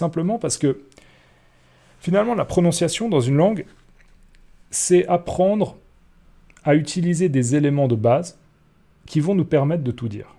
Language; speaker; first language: French; native; French